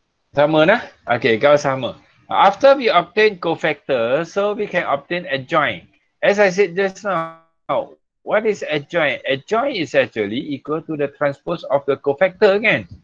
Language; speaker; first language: English; non-native, local second language; Malay